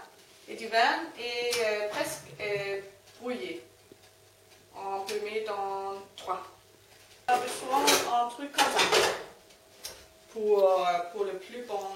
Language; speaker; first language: French; non-native, learner; Danish